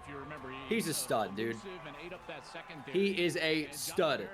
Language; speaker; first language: English; native; English